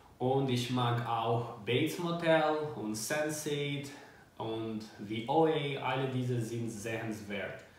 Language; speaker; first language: German; non-native, learner; Albanian